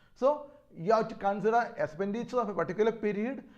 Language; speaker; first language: English; non-native, local second language; Malayalam